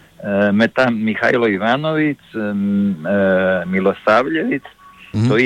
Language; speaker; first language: Greek; non-native, fluent; Serbian